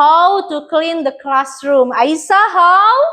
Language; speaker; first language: English; non-native, learner; Indonesian